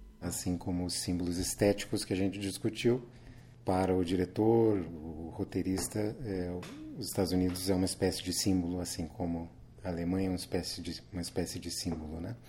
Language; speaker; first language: Portuguese; native; Portuguese